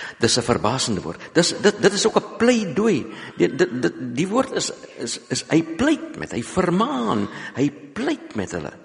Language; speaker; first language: Afrikaans; non-native, local second language; English